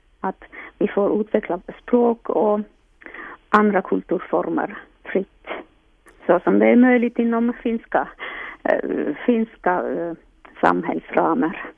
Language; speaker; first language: Swedish; non-native, local second language; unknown